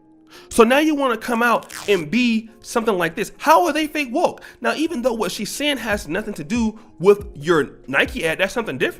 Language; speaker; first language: English; native; English